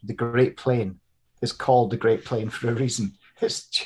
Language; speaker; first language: English; native; English